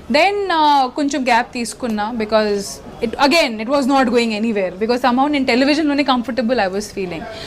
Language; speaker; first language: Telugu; non-native, local second language; Odia